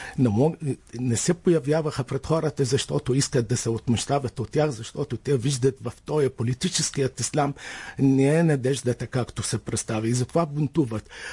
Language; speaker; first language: Bulgarian; non-native, fluent; Arabic